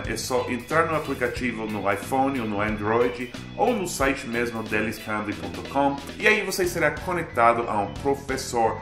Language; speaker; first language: Portuguese; non-native, fluent; English